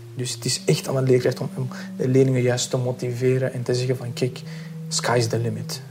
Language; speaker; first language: Dutch; early bilingual, other home language; Pashto